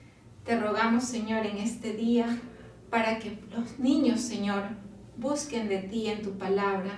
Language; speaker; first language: Spanish; native; Spanish